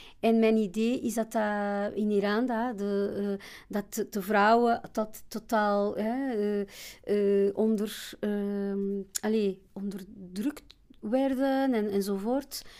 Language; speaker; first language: Dutch; non-native, fluent; Portuguese